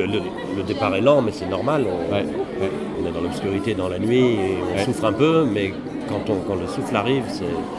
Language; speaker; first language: French; native; French